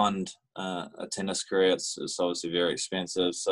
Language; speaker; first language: English; native; English